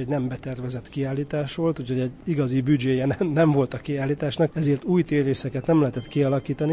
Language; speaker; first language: Hungarian; native; Hungarian